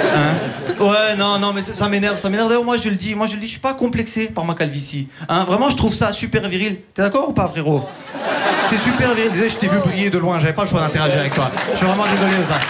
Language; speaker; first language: French; early bilingual, other home language; Turkish